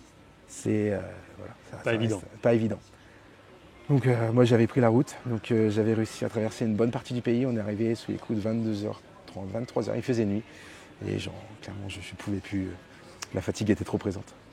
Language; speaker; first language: French; native; French